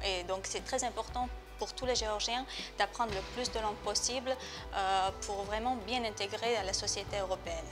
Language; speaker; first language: French; non-native, fluent; Georgian